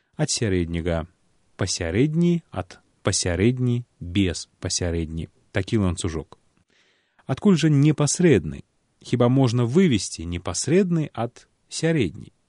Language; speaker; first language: Belarusian; native; Belarusian